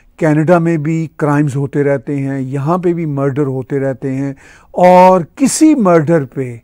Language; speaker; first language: Urdu; non-native, local second language; Punjabi